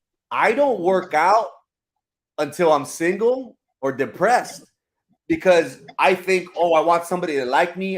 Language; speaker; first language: English; early bilingual, other home language; Spanish